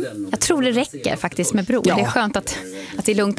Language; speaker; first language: Swedish; native; Swedish